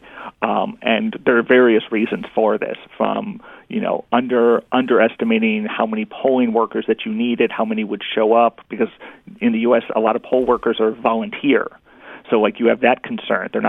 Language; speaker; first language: English; native; English